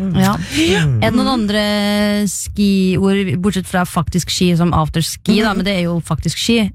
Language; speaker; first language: Norwegian; native; Norwegian